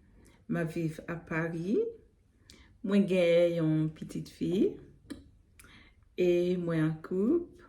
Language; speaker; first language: French; non-native, learner; Haitian Creole